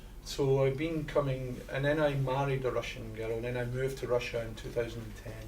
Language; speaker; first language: English; native; English